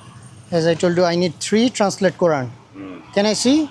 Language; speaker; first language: English; non-native, learner; Bangla